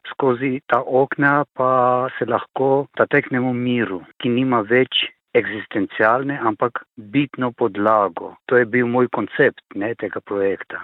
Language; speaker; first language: Slovenian; non-native, fluent; Armenian